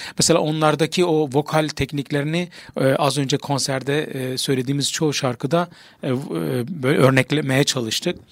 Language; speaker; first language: Turkish; non-native, local second language; Kurdish